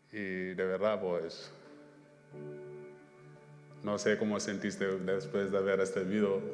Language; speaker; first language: Spanish; non-native, fluent; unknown